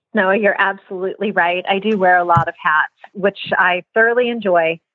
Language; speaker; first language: English; native; English